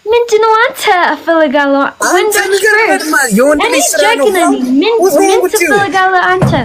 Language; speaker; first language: Amharic; early bilingual, heritage; English